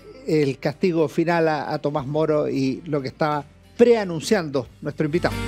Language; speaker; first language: Spanish; native; Spanish